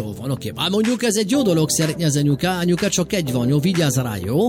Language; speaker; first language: Hungarian; native; Hungarian